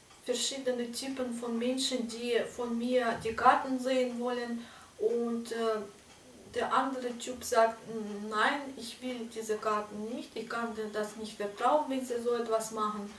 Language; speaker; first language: German; non-native, fluent; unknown